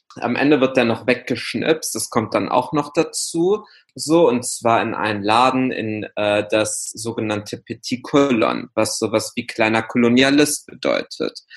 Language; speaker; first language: German; early bilingual, other home language; Arabic